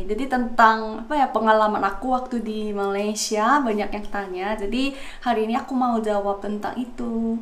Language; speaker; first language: Indonesian; non-native, fluent; Korean